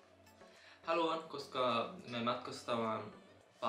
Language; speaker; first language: Finnish; non-native, learner; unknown